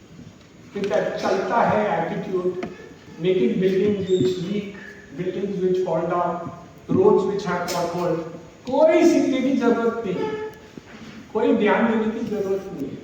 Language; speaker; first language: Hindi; non-native, local second language; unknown